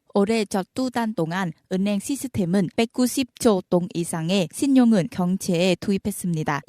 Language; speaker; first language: Korean; non-native, fluent; Vietnamese